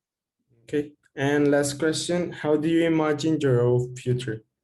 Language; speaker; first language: English; non-native, fluent; Spanish